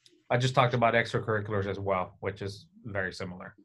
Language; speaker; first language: English; early bilingual, other home language; Spanish